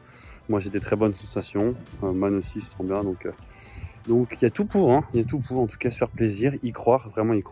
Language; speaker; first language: French; native; French